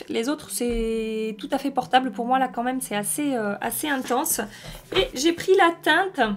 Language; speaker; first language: French; native; French